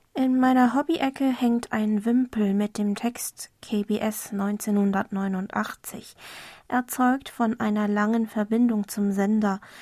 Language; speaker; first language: German; non-native, fluent; Korean